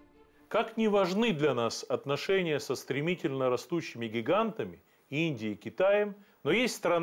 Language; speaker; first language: Russian; native; Russian